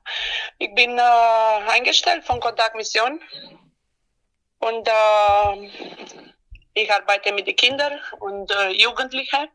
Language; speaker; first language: German; non-native, learner; Romanian